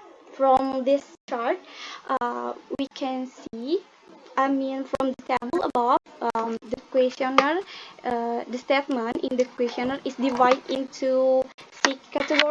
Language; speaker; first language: English; non-native, learner; Indonesian